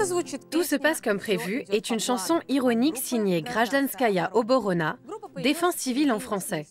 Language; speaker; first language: French; native; French